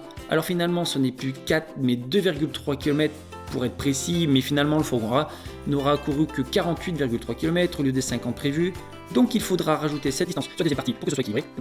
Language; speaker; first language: French; native; French